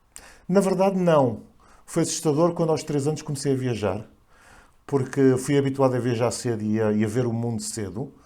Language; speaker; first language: Portuguese; native; Portuguese